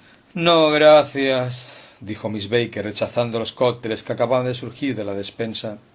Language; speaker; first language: Spanish; native; Spanish